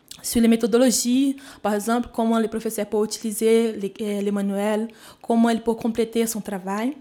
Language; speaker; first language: French; non-native, fluent; Portuguese